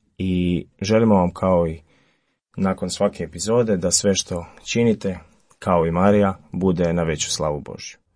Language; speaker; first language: Croatian; native; Croatian